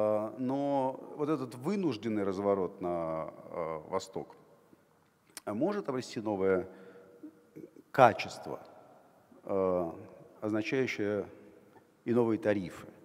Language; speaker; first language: Russian; native; Russian